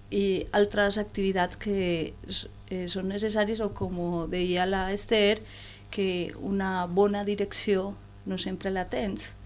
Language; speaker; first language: Catalan; non-native, learner; Spanish